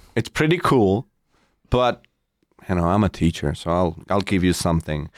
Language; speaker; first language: English; non-native, fluent; Czech